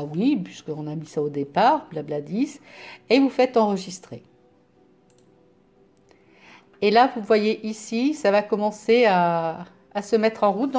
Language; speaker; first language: French; native; French